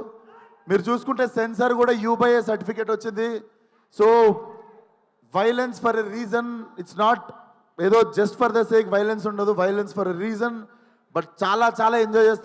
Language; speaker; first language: Telugu; native; Telugu